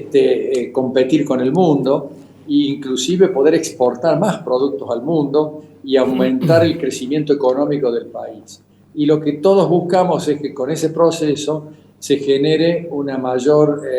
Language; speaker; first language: Spanish; native; Spanish